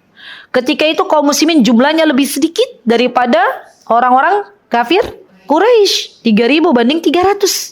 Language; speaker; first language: Indonesian; native; Indonesian